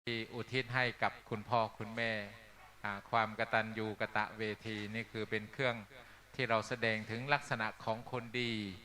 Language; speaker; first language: Thai; non-native, local second language; Northeastern Thai